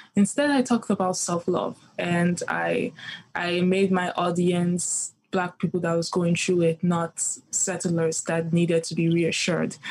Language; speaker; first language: English; early bilingual, other home language; Yoruba